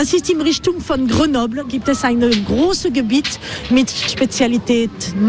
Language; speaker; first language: German; non-native, learner; French